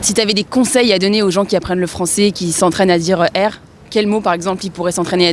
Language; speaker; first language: French; native; French